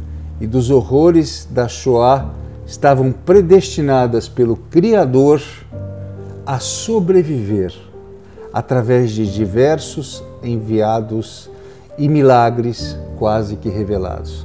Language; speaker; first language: Portuguese; native; Portuguese